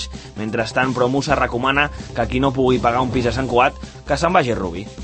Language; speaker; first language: Catalan; native; Catalan